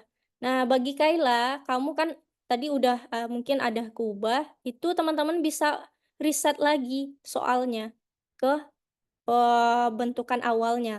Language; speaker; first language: Indonesian; native; Indonesian